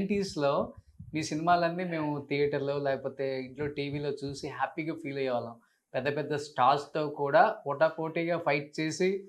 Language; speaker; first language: Telugu; native; Telugu